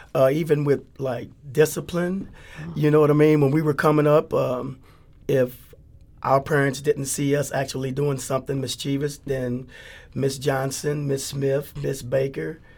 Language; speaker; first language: English; native; English